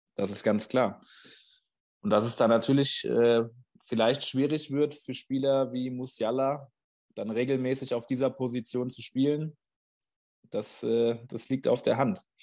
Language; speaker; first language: German; native; German